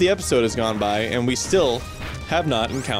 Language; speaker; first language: English; native; English